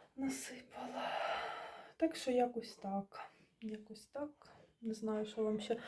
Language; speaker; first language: Ukrainian; non-native, local second language; Russian